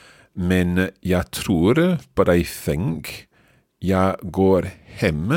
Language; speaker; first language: Swedish; non-native, learner; English